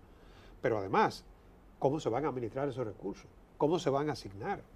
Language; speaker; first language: Spanish; native; Spanish